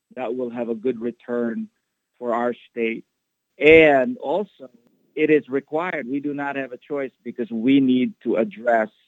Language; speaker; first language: English; non-native, local second language; Filipino